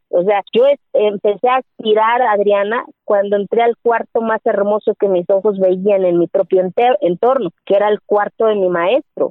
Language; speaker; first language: Spanish; non-native, local second language; Zapotec